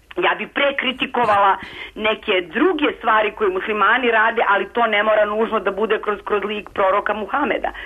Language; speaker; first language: Serbian; native; Serbian